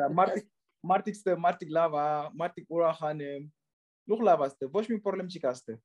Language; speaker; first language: Armenian; non-native, learner; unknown